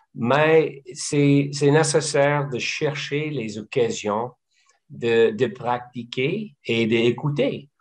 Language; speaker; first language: French; non-native, local second language; English